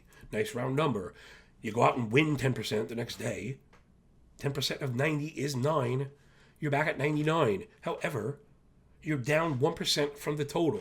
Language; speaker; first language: English; native; English